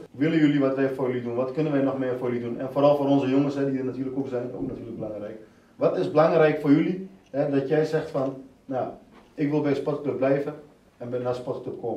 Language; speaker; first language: Dutch; native; Dutch